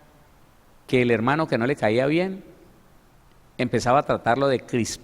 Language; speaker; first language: Spanish; native; Spanish